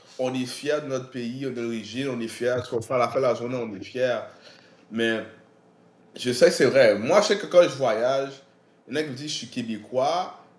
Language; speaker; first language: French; native; French